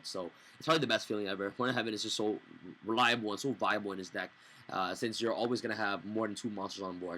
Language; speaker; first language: English; native; English